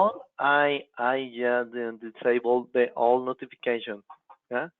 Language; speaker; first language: English; non-native, local second language; Spanish